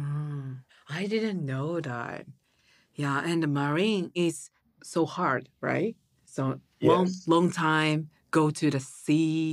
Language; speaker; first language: English; non-native, learner; Japanese